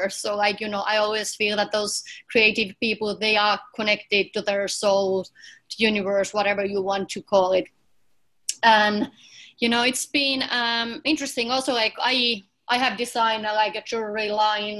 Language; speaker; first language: English; non-native, fluent; Finnish